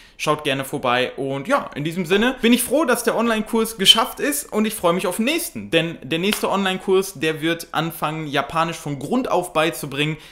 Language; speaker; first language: German; native; German